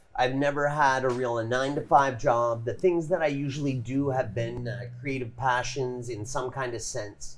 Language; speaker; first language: English; native; English